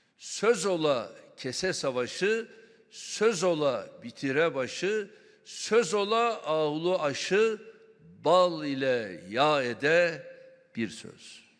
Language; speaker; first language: Turkish; native; Turkish